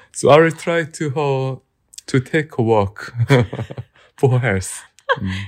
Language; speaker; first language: English; non-native, learner; Korean